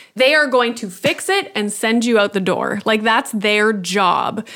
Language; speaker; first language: English; native; English